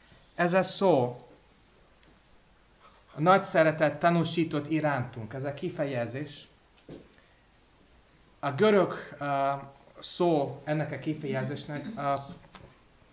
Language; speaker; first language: Hungarian; non-native, fluent; English